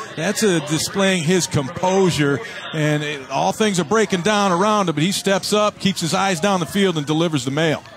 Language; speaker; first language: English; native; English